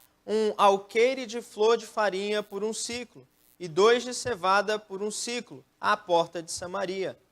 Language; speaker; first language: Portuguese; native; Portuguese